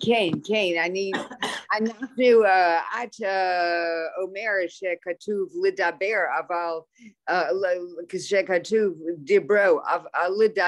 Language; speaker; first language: Hebrew; non-native, learner; English